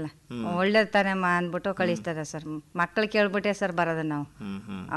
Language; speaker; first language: Kannada; native; Kannada